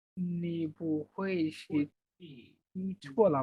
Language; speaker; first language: Chinese; non-native, learner; Bangla